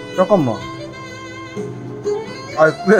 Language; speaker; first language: Filipino; non-native, learner; Korean